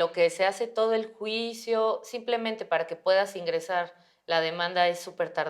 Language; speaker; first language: Spanish; native; Spanish